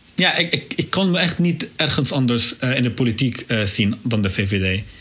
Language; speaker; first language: Dutch; non-native, fluent; Arabic